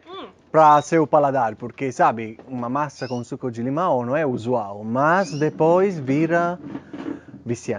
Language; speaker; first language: Portuguese; non-native, fluent; Italian